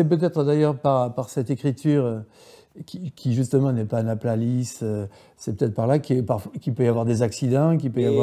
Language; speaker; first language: French; native; French